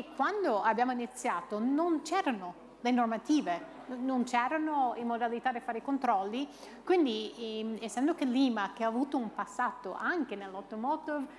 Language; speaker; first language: Italian; non-native, fluent; English